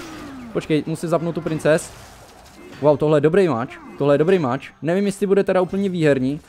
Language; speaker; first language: Czech; native; Czech